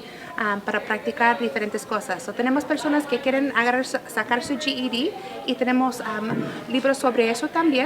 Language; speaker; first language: Spanish; early bilingual, heritage; Spanish